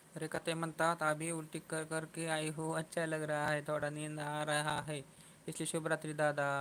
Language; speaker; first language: Hindi; non-native, local second language; Marathi